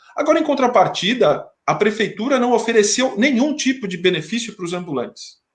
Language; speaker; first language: Portuguese; native; Portuguese